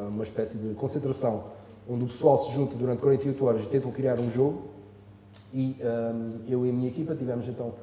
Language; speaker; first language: Portuguese; non-native, fluent; French